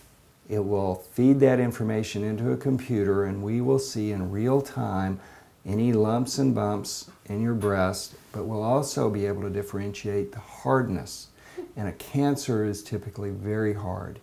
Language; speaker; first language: English; native; English